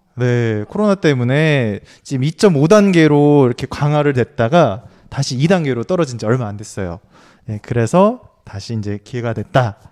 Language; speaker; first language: Korean; native; Korean